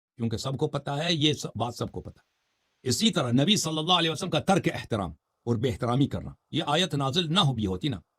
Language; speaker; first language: Urdu; non-native, fluent; Persian